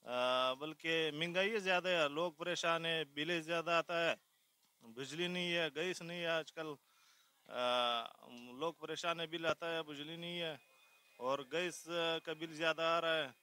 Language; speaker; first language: Hindi; non-native, local second language; Pashto